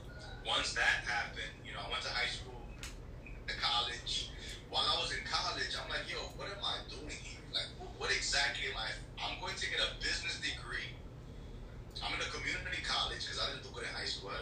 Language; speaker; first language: English; native; English